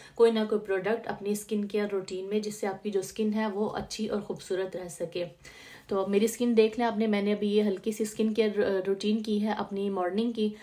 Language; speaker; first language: Urdu; native; Urdu